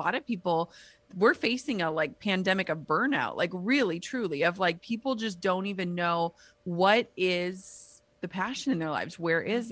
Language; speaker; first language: English; native; English